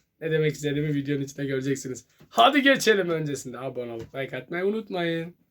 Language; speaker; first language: Turkish; native; Turkish